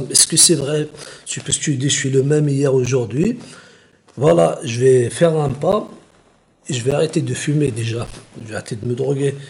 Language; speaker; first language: French; non-native, local second language; Kabyle